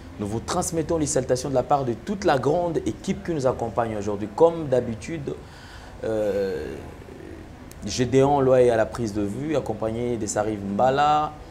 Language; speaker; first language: French; non-native, local second language; Lingala